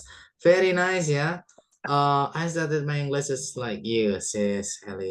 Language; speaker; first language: English; non-native, learner; Indonesian